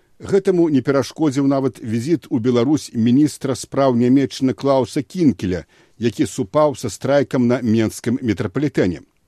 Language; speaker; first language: Belarusian; native; Belarusian